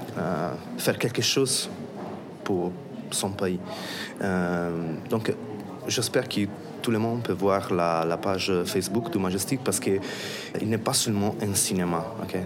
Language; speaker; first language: French; non-native, fluent; Italian